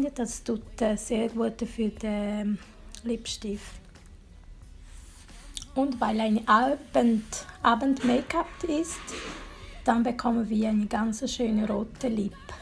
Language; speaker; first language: German; non-native, learner; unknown